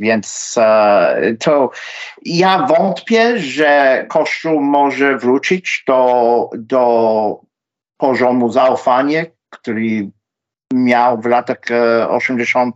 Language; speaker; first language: Polish; non-native, fluent; English